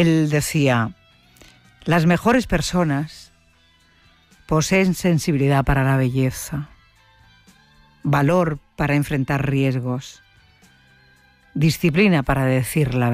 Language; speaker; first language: Spanish; native; Spanish